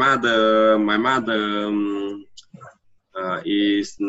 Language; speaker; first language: English; non-native, learner; Vietnamese